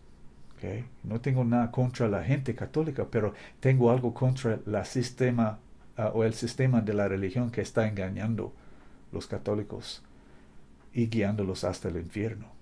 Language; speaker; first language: Spanish; non-native, fluent; English